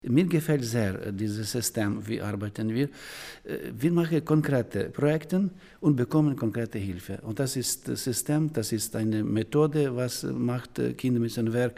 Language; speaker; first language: German; non-native, learner; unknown